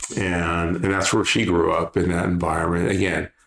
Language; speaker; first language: English; early bilingual, other home language; Polish